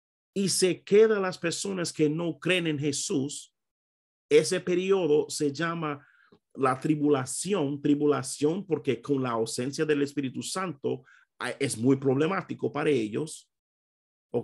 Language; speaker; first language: Spanish; non-native, fluent; English